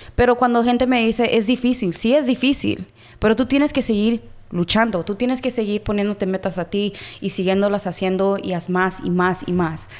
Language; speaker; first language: Spanish; early bilingual, heritage; Spanish